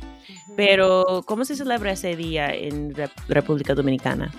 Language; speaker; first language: Spanish; non-native, fluent; English